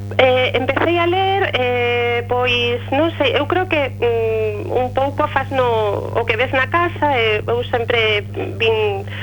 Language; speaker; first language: Galician; non-native, local second language; Spanish